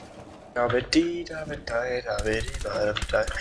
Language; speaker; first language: German; native; German